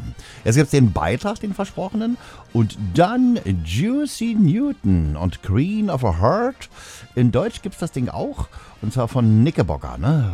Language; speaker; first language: German; native; German